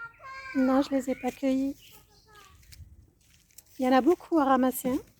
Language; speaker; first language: French; native; French